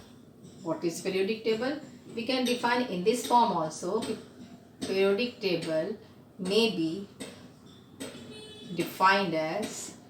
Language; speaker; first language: English; non-native, local second language; Hindi